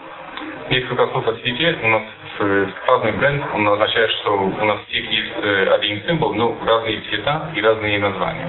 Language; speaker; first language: Russian; non-native, fluent; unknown